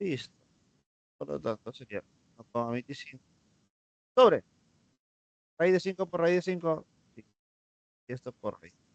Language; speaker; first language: Spanish; native; Spanish